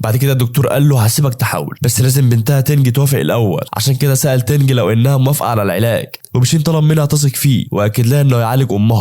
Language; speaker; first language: Arabic; native; Arabic